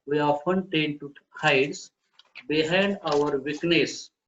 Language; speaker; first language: English; non-native, local second language; Marathi